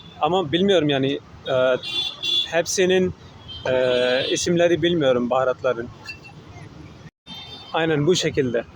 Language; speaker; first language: Turkish; non-native, fluent; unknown